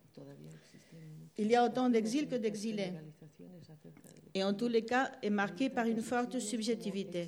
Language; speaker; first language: French; non-native, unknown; Spanish